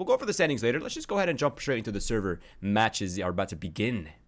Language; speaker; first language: English; native; English